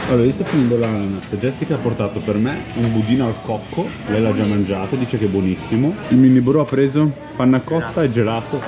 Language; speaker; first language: Italian; native; Italian